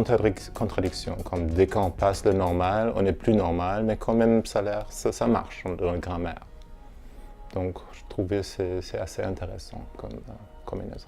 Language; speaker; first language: French; non-native, fluent; German